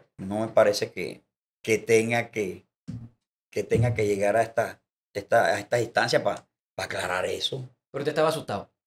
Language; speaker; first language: Spanish; native; Spanish